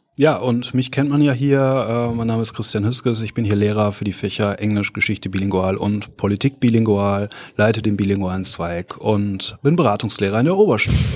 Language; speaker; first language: German; native; German